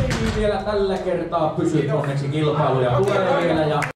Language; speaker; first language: Finnish; native; Finnish